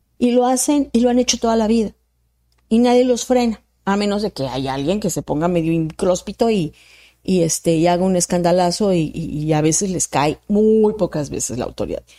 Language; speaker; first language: Spanish; native; Spanish